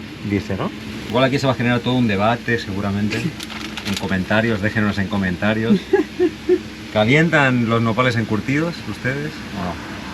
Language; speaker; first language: Spanish; native; Spanish